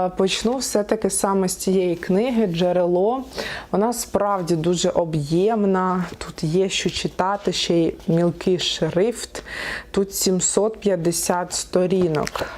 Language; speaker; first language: Ukrainian; non-native, local second language; Russian